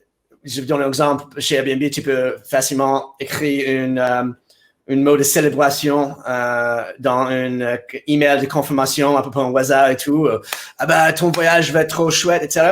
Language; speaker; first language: French; non-native, fluent; English